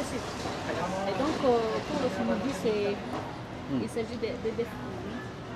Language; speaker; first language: French; non-native, local second language; Rundi